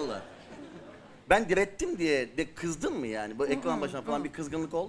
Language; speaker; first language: Turkish; native; Turkish